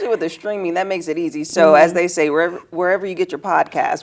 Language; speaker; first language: English; native; English